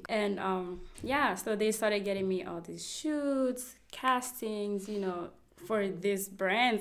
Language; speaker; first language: English; non-native, local second language; Kinyarwanda